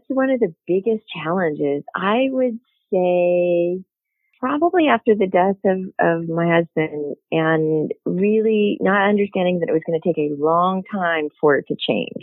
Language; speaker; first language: English; native; English